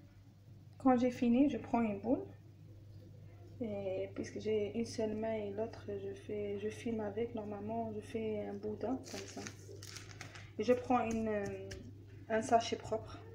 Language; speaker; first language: French; non-native, learner; Arabic